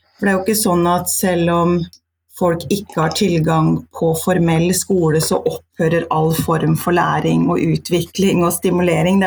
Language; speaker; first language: Norwegian; native; Norwegian